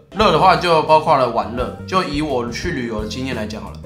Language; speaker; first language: Chinese; native; Chinese